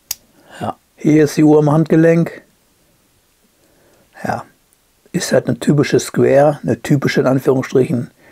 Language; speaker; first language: German; native; German